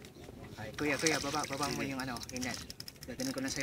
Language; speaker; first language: Filipino; native; Filipino